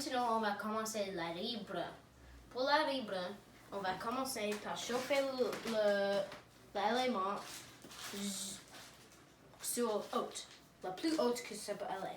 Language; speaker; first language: French; non-native, learner; English